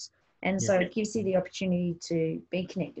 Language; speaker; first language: English; native; English